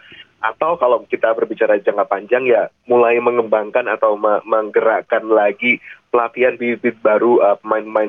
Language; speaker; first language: Indonesian; native; Indonesian